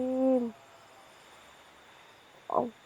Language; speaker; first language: Indonesian; native; Indonesian